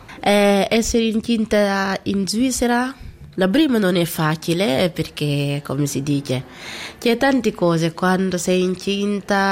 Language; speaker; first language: Italian; non-native, learner; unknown